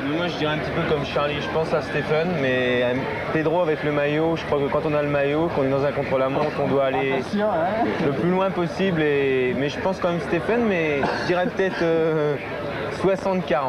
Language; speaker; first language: French; native; French